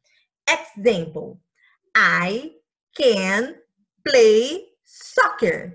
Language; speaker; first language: English; non-native, learner; Portuguese